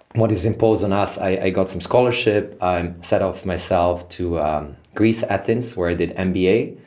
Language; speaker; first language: English; non-native, fluent; Serbian